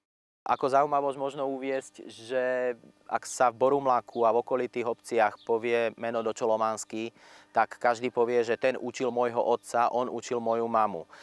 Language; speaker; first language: Slovak; native; Slovak